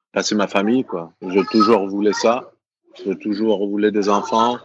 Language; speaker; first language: French; non-native, fluent; Greek